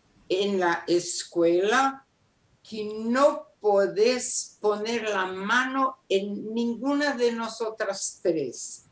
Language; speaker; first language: Spanish; non-native, fluent; Portuguese